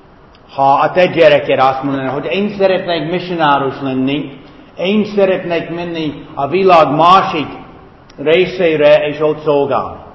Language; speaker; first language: Hungarian; non-native, fluent; English